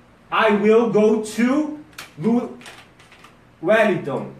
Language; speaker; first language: English; non-native, fluent; Portuguese